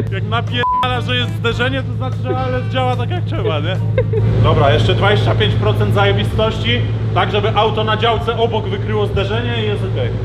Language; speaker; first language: Polish; native; Polish